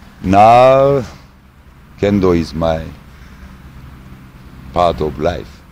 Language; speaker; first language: English; non-native, learner; Japanese